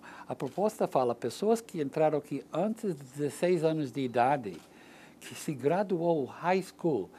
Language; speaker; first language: Portuguese; non-native, learner; English